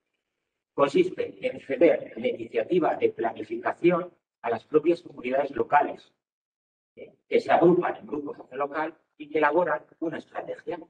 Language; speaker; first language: Spanish; native; Spanish